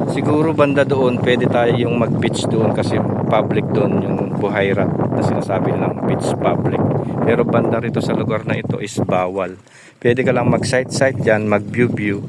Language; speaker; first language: Filipino; non-native, local second language; Pampanga